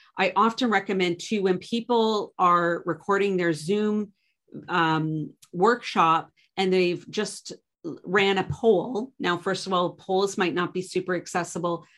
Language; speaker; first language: English; native; English